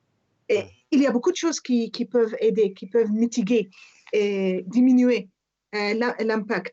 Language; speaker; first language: French; non-native, fluent; Arabic